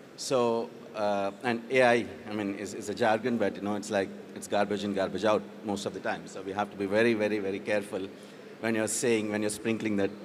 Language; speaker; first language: English; non-native, local second language; Telugu